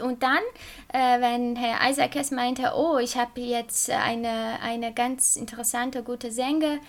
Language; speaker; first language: German; non-native, fluent; Armenian